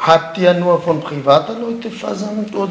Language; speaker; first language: German; non-native, learner; Kurdish